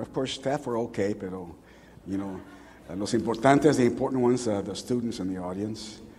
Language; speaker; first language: English; early bilingual, other home language; Spanish